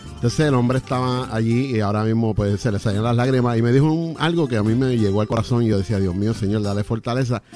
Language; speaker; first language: Spanish; native; Spanish